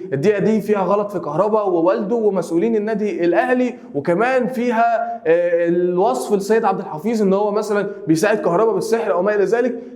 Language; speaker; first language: Arabic; native; Arabic